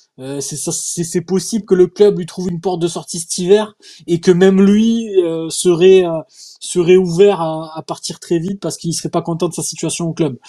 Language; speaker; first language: French; native; French